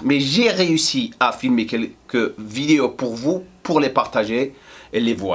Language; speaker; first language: French; non-native, local second language; Arabic